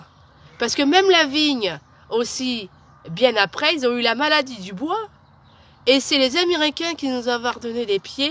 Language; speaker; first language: French; native; French